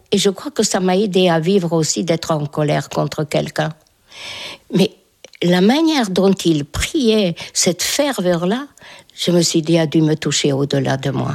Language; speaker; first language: French; non-native, fluent; Hungarian